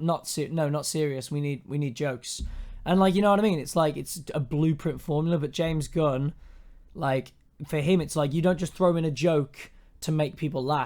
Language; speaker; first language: English; native; English